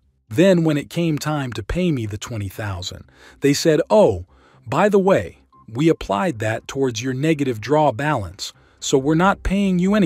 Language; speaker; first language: English; native; English